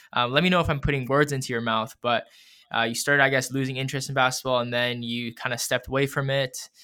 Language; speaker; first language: English; native; English